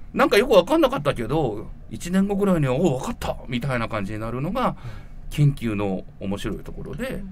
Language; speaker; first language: Japanese; native; Japanese